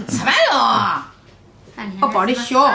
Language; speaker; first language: Chinese; native; Chinese